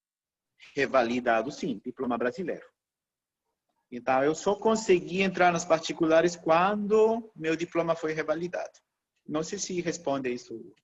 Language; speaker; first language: Portuguese; non-native, fluent; Spanish